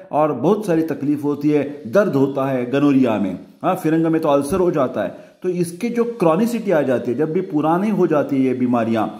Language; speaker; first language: Hindi; non-native, local second language; Marathi